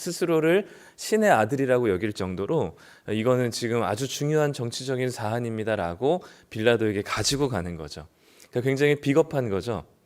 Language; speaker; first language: Korean; native; Korean